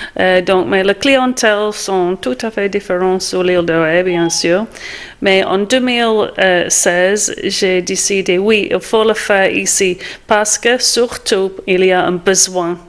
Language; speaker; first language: French; non-native, fluent; English